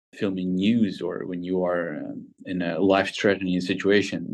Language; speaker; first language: English; non-native, fluent; Ukrainian